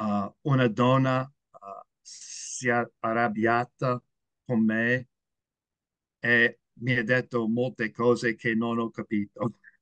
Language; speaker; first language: Italian; non-native, learner; English